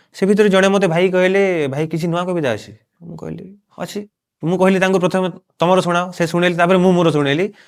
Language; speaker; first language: Odia; non-native, local second language; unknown